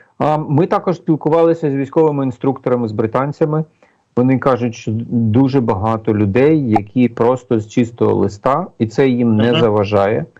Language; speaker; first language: Ukrainian; native; Ukrainian